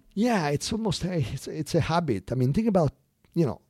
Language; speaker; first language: English; non-native, fluent; Italian